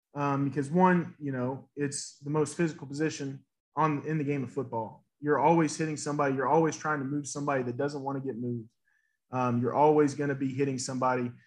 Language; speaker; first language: English; native; English